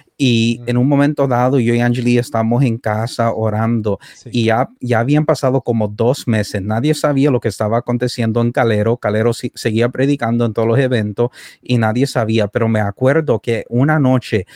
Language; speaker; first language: Spanish; early bilingual, heritage; Spanish